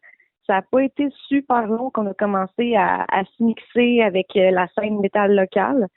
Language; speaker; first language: French; native; French